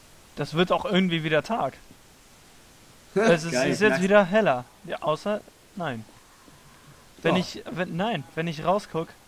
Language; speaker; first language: German; native; German